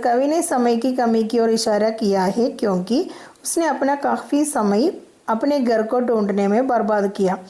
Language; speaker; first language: Hindi; non-native, local second language; Malayalam